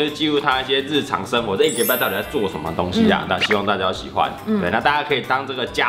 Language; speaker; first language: Chinese; native; Chinese